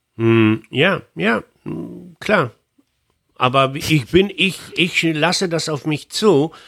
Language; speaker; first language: German; non-native, fluent; Polish